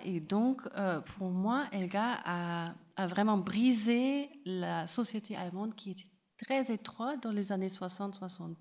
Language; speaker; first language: French; non-native, fluent; German